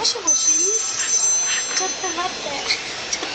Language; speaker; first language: Japanese; non-native, learner; Filipino